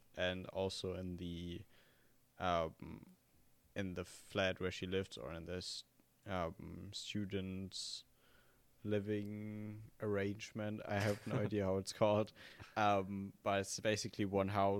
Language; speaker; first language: English; non-native, fluent; German